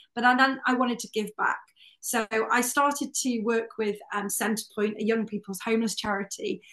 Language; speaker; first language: English; native; English